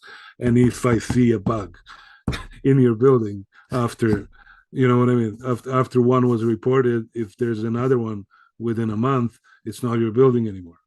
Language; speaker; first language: English; early bilingual, other home language; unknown